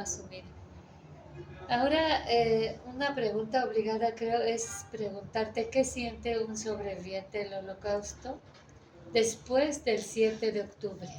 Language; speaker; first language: Spanish; native; Spanish